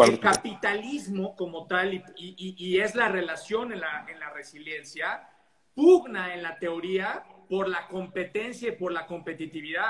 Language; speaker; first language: Spanish; native; Spanish